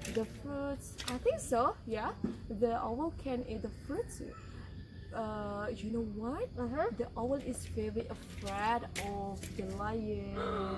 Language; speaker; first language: English; non-native, learner; Indonesian